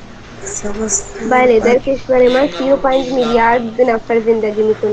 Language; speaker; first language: Persian; non-native, learner; Urdu